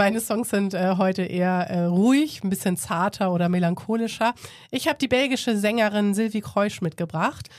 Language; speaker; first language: German; native; German